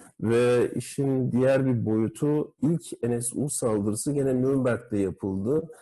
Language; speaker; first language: Turkish; native; Turkish